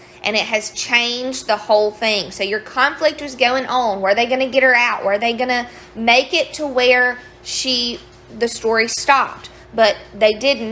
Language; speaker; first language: English; native; English